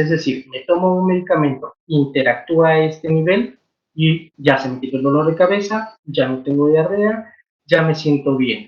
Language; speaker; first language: Spanish; native; Spanish